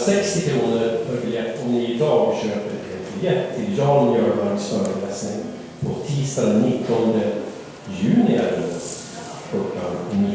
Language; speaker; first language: Swedish; native; Swedish